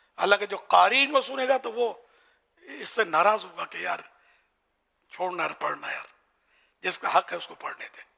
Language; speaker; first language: Urdu; native; Urdu